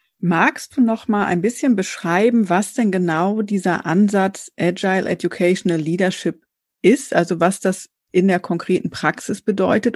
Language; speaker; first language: German; native; German